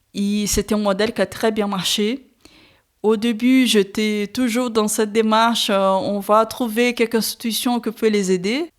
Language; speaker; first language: French; non-native, fluent; Portuguese